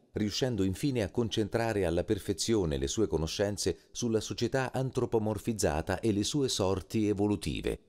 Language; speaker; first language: Italian; native; Italian